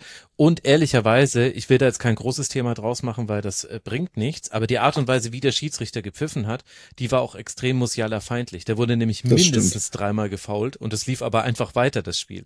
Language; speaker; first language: German; native; German